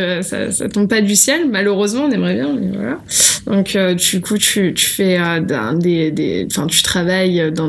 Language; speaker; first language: French; native; French